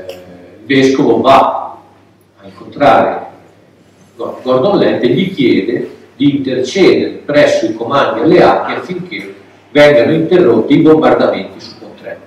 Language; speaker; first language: Italian; native; Italian